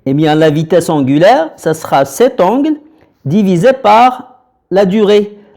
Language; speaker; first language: French; non-native, local second language; Arabic